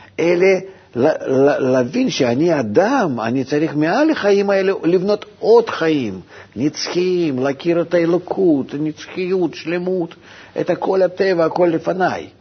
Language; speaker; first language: Hebrew; non-native, fluent; Russian